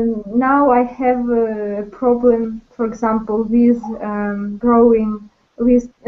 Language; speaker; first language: English; non-native, learner; Russian